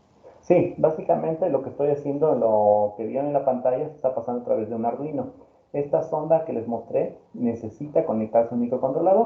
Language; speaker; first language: Spanish; native; Spanish